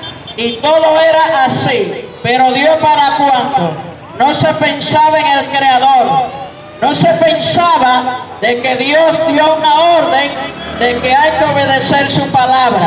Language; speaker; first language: Spanish; native; Spanish